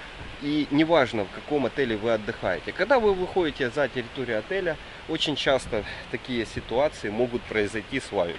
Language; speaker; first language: Russian; native; Russian